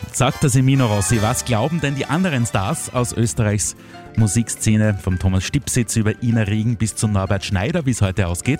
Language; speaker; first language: German; native; German